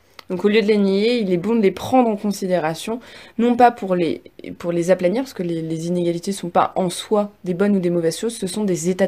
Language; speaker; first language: French; native; French